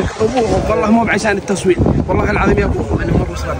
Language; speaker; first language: Arabic; native; Arabic